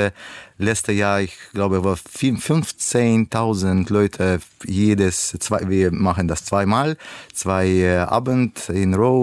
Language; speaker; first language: German; non-native, learner; Russian